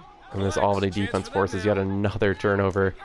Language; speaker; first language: English; native; English